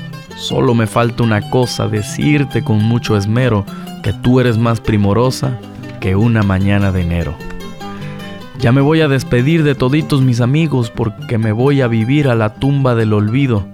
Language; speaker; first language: Spanish; native; Spanish